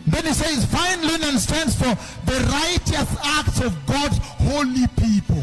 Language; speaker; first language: English; non-native, local second language; Luo (Kenya and Tanzania)